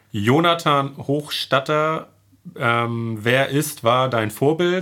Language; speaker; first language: German; native; German